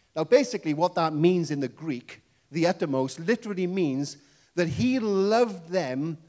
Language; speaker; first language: English; native; English